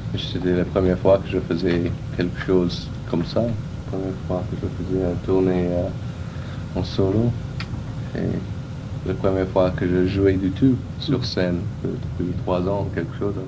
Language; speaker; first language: French; non-native, fluent; English